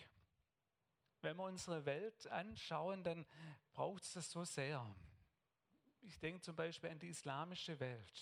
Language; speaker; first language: German; native; German